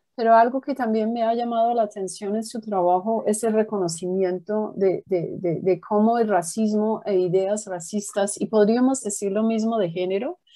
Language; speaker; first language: Spanish; non-native, fluent; English